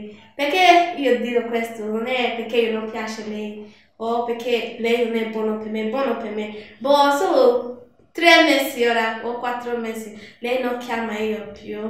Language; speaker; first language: Italian; non-native, learner; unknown